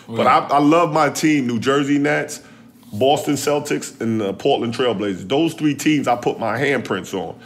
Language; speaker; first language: English; native; English